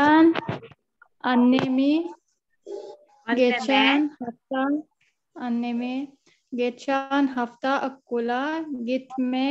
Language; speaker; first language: Turkish; non-native, learner; Arabic